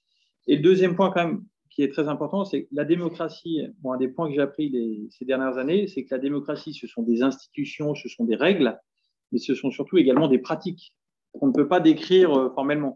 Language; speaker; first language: French; native; French